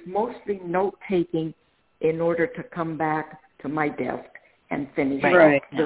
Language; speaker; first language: English; non-native, fluent; Spanish